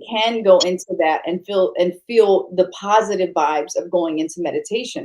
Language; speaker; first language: English; native; English